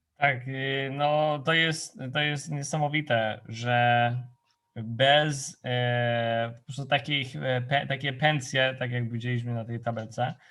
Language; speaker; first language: Polish; non-native, fluent; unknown